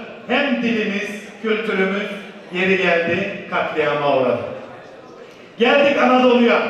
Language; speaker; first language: Turkish; native; Turkish